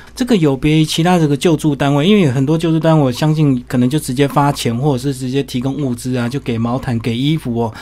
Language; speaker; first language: Chinese; native; Chinese